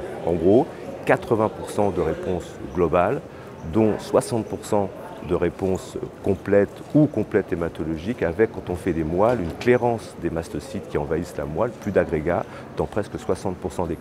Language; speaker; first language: French; native; French